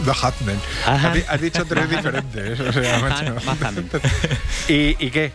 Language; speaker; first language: Spanish; native; Spanish